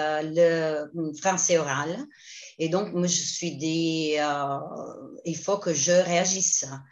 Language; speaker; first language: French; non-native, fluent; Italian